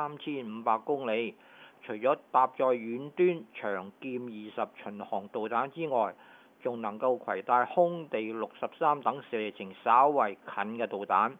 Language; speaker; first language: Chinese; non-native, local second language; Cantonese